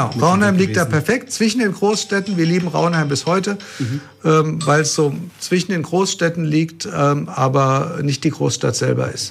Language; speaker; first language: German; native; German